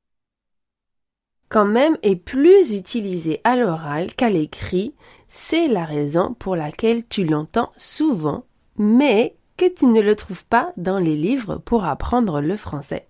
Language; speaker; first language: French; native; French